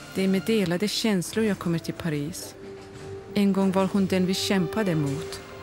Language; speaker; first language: Swedish; non-native, fluent; Persian